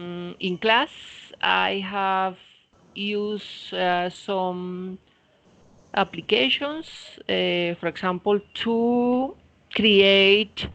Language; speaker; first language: English; non-native, fluent; Spanish